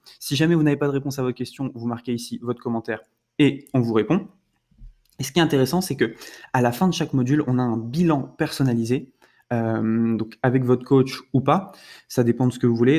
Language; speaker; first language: French; native; French